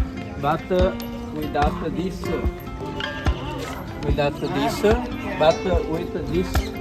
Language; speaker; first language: English; non-native, learner; Italian